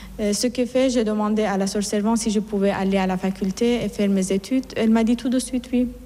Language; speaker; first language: French; non-native, fluent; Persian